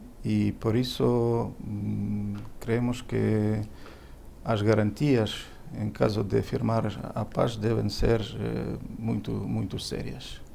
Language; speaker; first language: Portuguese; non-native, fluent; Ukrainian